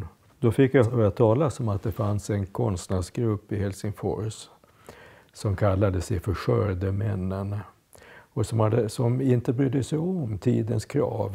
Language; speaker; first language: Swedish; native; Swedish